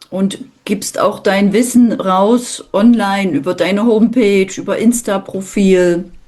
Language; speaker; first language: German; native; German